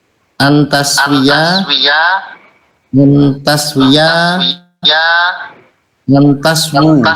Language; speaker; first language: Arabic; non-native, learner; Indonesian